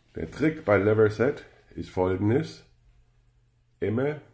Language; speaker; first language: German; non-native, fluent; English